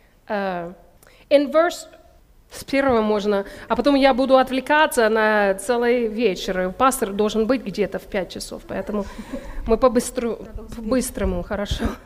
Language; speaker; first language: Russian; non-native, learner; English